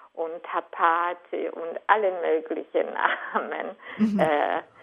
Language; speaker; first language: German; non-native, fluent; Hungarian